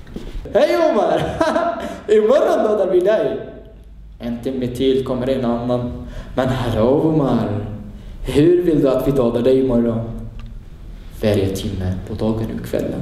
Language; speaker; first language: Swedish; non-native, fluent; Arabic